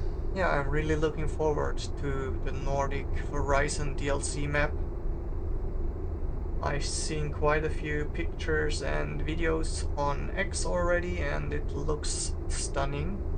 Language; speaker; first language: English; non-native, fluent; German